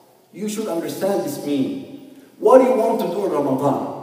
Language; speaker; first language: English; non-native, fluent; Arabic